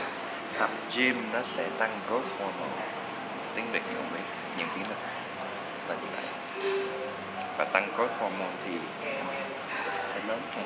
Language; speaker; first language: Vietnamese; early bilingual, heritage; Vietnamese